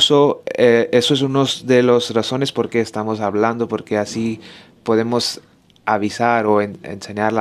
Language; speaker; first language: Spanish; non-native, learner; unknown